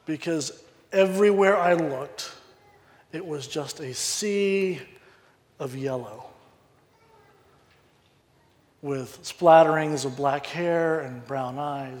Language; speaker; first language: English; native; English